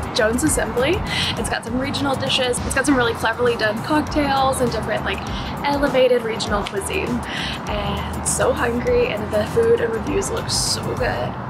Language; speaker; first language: English; native; English